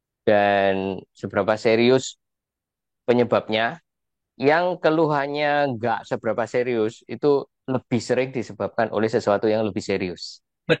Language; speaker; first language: Indonesian; native; Indonesian